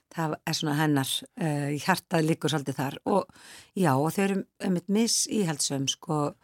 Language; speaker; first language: Icelandic; native; Icelandic